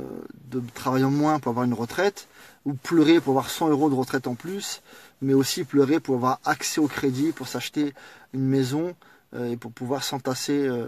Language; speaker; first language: French; native; French